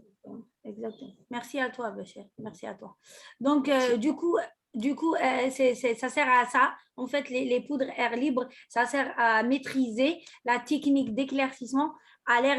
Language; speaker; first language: French; non-native, local second language; Arabic